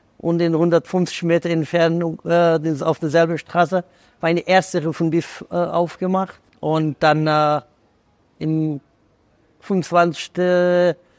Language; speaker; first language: German; non-native, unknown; Persian